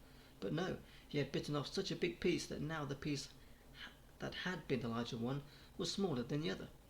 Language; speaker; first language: English; native; English